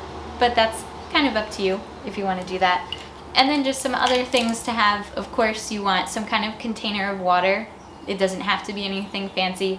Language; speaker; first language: English; native; English